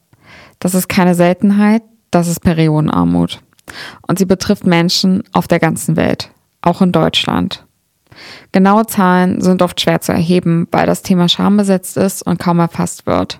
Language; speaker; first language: German; native; German